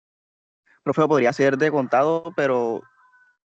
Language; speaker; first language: Spanish; native; Spanish